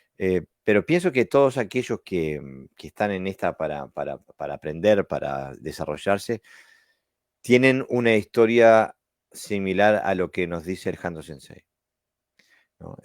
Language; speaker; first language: Spanish; native; Spanish